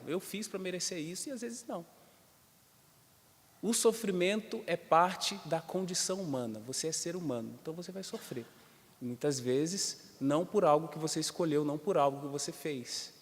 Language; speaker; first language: Portuguese; native; Portuguese